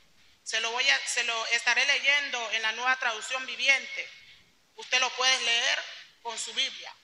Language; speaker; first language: Spanish; native; Spanish